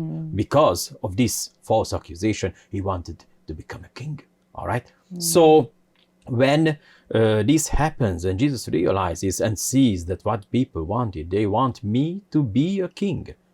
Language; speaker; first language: English; non-native, fluent; Hungarian